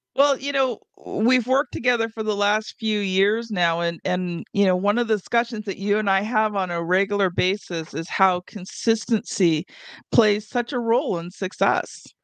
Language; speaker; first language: English; native; English